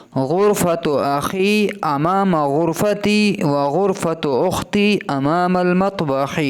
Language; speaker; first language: Arabic; non-native, fluent; Urdu